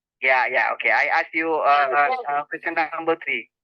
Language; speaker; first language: English; non-native, learner; Indonesian